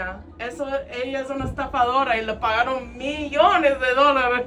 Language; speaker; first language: Spanish; non-native, fluent; English